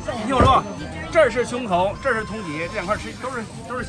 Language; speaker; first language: Chinese; native; Chinese